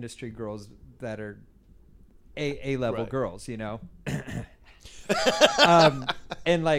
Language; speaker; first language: English; native; English